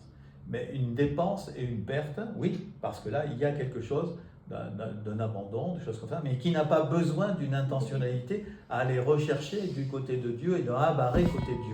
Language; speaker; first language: French; native; French